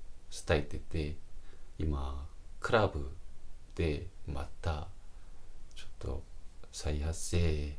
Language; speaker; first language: Japanese; non-native, fluent; Korean